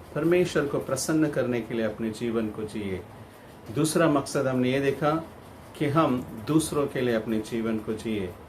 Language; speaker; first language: Hindi; non-native, local second language; Kannada